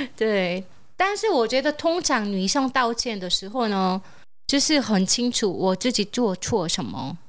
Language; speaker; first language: Chinese; non-native, fluent; Korean